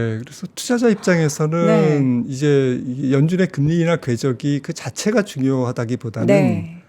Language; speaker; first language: Korean; native; Korean